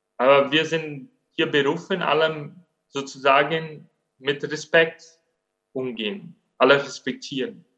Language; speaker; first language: German; non-native, fluent; Portuguese